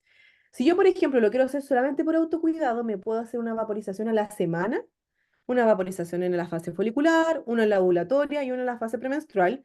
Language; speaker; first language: Spanish; native; Spanish